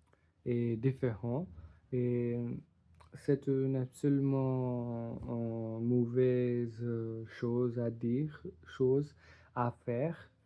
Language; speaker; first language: French; non-native, learner; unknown